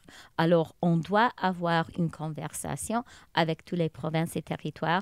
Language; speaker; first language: French; non-native, local second language; English